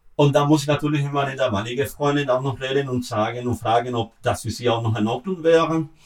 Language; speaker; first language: German; non-native, learner; Spanish